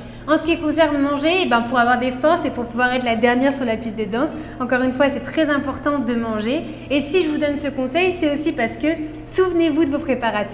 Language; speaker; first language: French; native; French